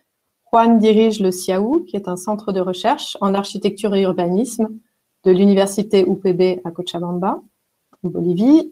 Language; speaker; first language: French; native; French